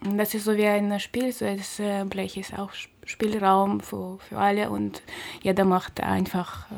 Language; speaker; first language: German; non-native, learner; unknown